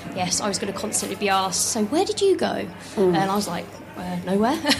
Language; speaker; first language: English; native; English